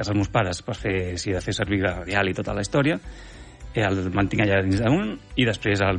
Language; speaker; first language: Catalan; native; Catalan